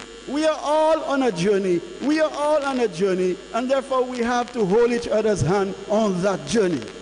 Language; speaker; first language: English; non-native, local second language; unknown